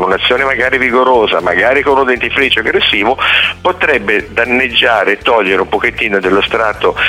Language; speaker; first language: Italian; native; Italian